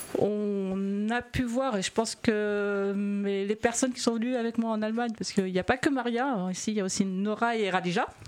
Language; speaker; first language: French; native; French